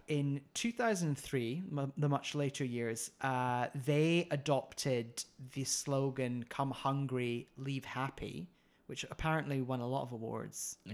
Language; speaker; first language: English; native; English